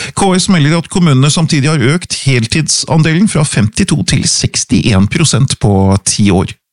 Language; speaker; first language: Norwegian; native; Norwegian